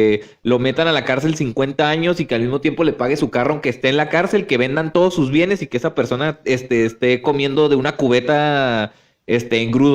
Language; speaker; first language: Spanish; native; Spanish